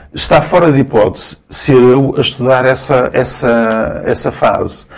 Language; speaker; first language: Portuguese; early bilingual, other home language; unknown